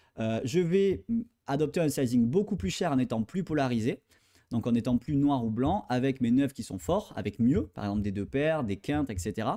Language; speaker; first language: French; native; French